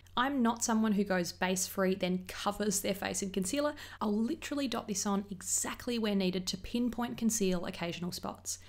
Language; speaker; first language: English; native; English